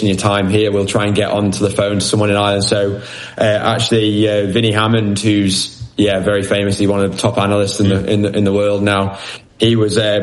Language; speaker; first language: English; native; English